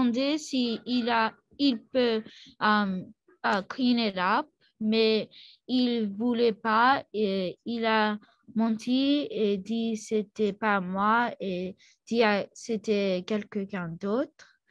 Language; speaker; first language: French; non-native, learner; English